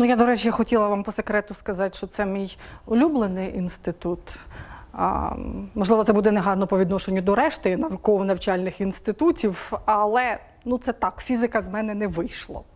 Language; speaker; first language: Ukrainian; native; Ukrainian